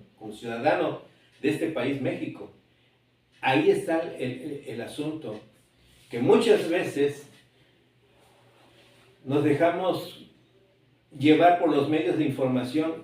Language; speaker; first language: Spanish; native; Spanish